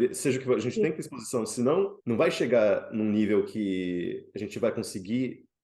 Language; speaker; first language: Portuguese; native; Portuguese